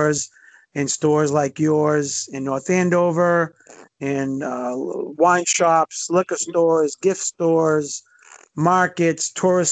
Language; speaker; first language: English; native; English